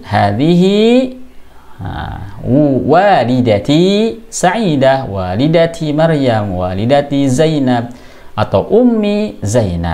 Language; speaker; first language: Arabic; non-native, fluent; Indonesian